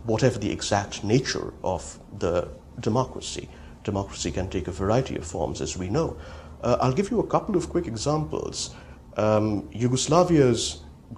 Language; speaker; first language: English; non-native, local second language; Bangla